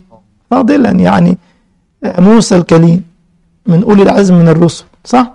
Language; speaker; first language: Arabic; native; Arabic